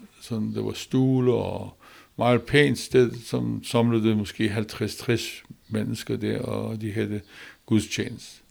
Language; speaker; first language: Danish; non-native, learner; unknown